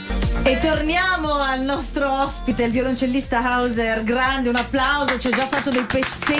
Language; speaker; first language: Italian; native; Italian